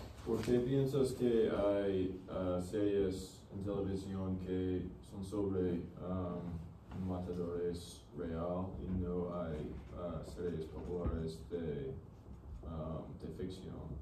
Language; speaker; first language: Spanish; non-native, learner; English